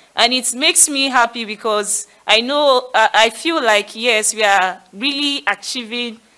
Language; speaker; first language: English; non-native, local second language; Yoruba